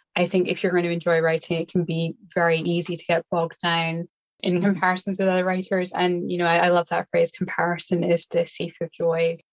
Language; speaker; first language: English; native; English